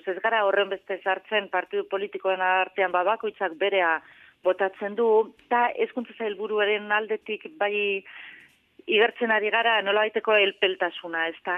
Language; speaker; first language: Basque; non-native, local second language; Spanish